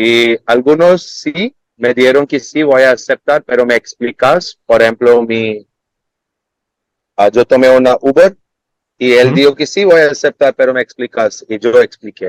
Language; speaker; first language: Spanish; non-native, learner; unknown